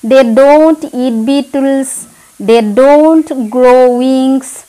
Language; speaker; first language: English; non-native, local second language; Assamese